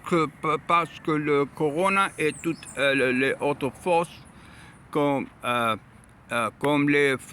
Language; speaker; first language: French; non-native, learner; Arabic